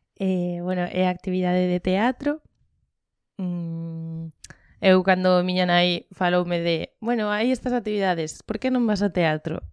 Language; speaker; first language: Galician; non-native, local second language; Spanish